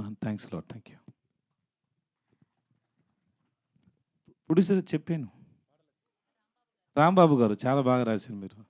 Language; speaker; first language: Telugu; non-native, learner; Tamil